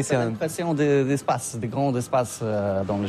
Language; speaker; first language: French; non-native, learner; Polish